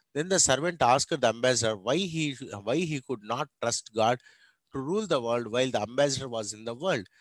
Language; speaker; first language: English; non-native, local second language; Telugu